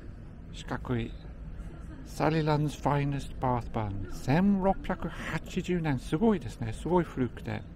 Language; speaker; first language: Japanese; non-native, fluent; English